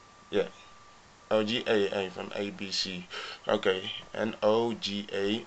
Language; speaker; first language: English; non-native, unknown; Dutch